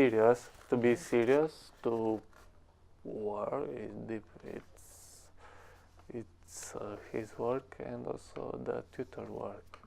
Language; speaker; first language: English; non-native, learner; Romanian